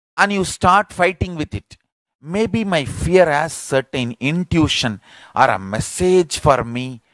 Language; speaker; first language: English; non-native, local second language; Tamil